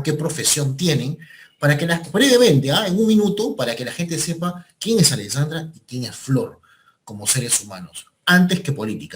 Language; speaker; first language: Spanish; native; Spanish